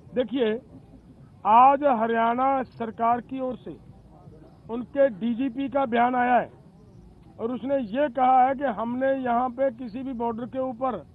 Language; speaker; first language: Hindi; non-native, local second language; Punjabi